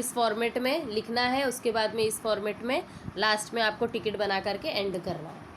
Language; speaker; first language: Hindi; non-native, local second language; Marathi